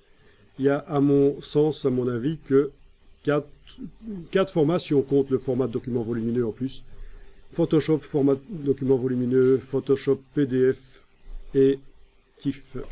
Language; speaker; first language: French; native; French